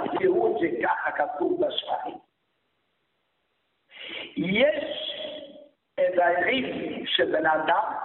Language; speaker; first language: Hebrew; non-native, fluent; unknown